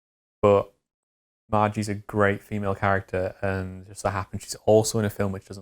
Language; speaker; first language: English; native; English